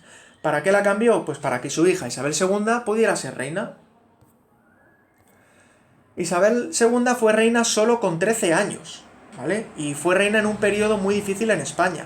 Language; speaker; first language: Spanish; native; Spanish